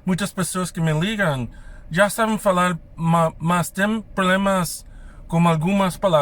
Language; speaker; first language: Portuguese; non-native, fluent; English